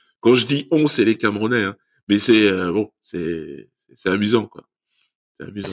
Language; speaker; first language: French; native; French